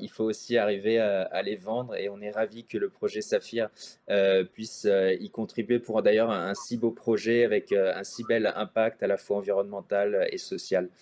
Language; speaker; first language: French; native; French